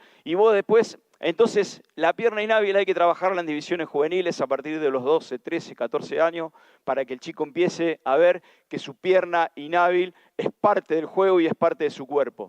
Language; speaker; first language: Spanish; native; Spanish